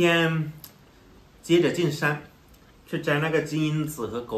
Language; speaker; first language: Chinese; native; Chinese